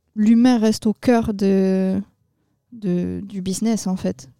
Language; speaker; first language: French; native; French